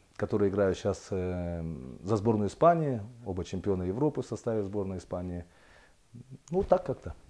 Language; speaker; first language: Russian; native; Russian